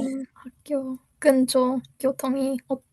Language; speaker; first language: Korean; non-native, learner; English